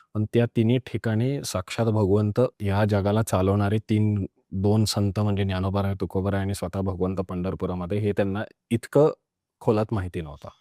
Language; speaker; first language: Marathi; non-native, local second language; Punjabi